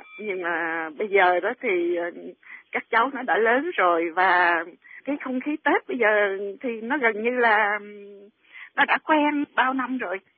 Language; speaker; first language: Vietnamese; native; Vietnamese